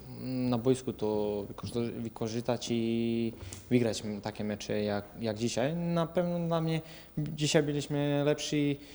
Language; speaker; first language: Polish; non-native, learner; Serbian